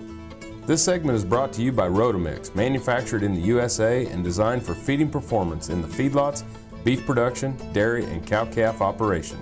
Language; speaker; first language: English; native; English